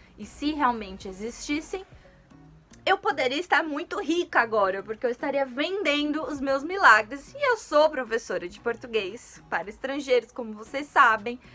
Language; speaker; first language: Portuguese; native; Portuguese